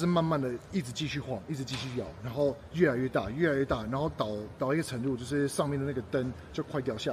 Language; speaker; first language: Chinese; non-native, fluent; English